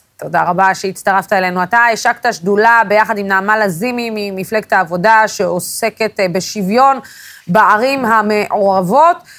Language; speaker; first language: Hebrew; non-native, local second language; Arabic